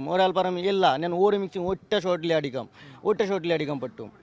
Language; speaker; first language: Malayalam; non-native, local second language; Assamese